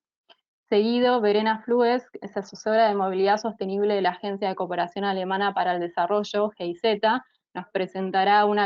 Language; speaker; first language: Spanish; native; Spanish